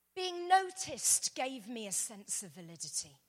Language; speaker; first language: English; native; English